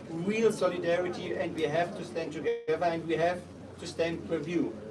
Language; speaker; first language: English; non-native, fluent; German